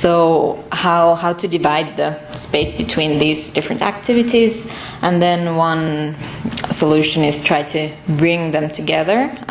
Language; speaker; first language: English; non-native, fluent; Finnish